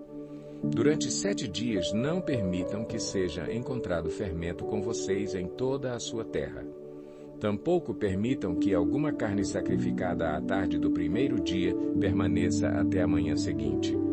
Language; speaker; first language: Portuguese; native; Portuguese